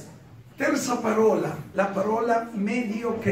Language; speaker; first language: Italian; non-native, learner; Spanish